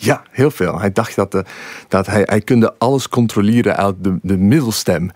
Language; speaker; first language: Dutch; non-native, fluent; English